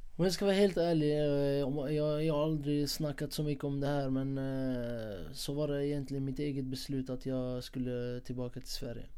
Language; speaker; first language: Swedish; non-native, fluent; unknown